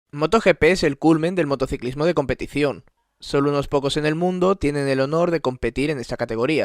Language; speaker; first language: Spanish; native; Spanish